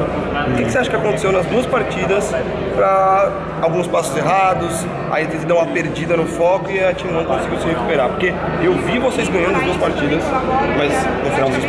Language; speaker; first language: Portuguese; native; Portuguese